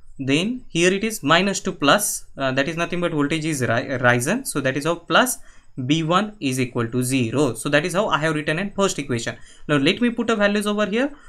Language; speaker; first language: English; non-native, local second language; Marathi